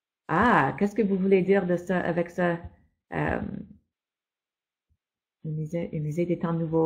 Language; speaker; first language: French; non-native, fluent; English